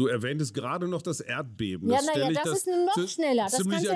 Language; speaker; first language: German; native; German